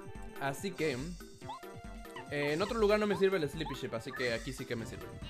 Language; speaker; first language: Spanish; native; Spanish